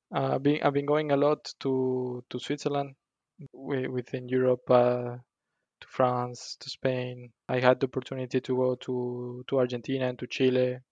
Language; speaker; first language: English; non-native, fluent; Spanish